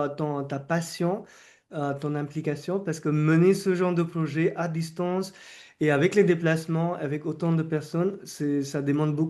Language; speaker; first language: French; non-native, fluent; Hindi